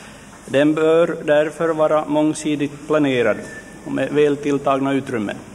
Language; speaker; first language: Swedish; native; Swedish